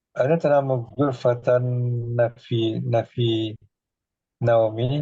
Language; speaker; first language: Arabic; non-native, learner; Indonesian